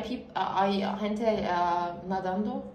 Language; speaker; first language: Spanish; non-native, learner; Turkish